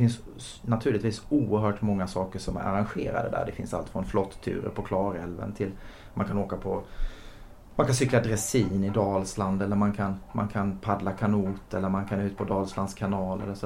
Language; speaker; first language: Swedish; native; Swedish